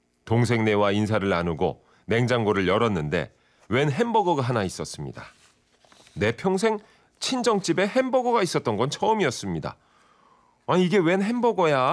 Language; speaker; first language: Korean; native; Korean